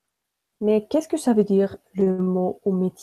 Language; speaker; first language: French; non-native, learner; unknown